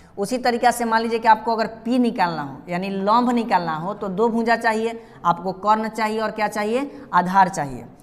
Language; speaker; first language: Hindi; native; Hindi